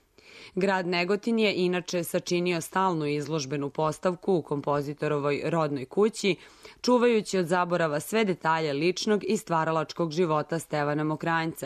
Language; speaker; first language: Serbian; native; Serbian